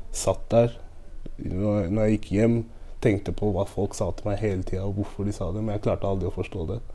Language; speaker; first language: Norwegian; native; Norwegian